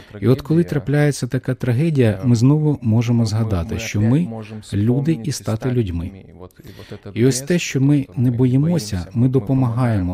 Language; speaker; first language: Ukrainian; non-native, fluent; Lithuanian